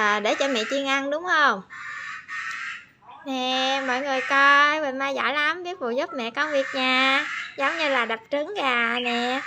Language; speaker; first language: Vietnamese; native; Vietnamese